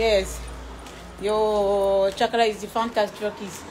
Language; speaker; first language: English; non-native, learner; French